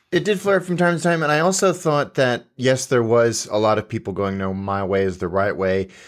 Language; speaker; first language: English; native; English